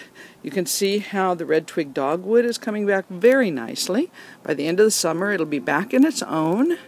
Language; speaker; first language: English; native; English